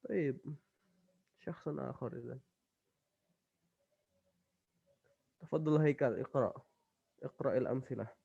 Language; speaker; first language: Arabic; non-native, learner; Indonesian